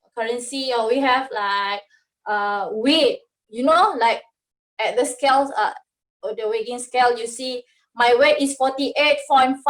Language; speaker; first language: English; non-native, local second language; Malay